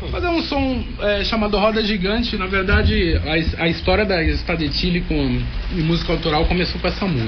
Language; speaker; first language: Portuguese; native; Portuguese